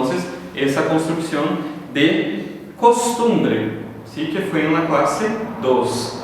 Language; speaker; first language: Spanish; non-native, fluent; Portuguese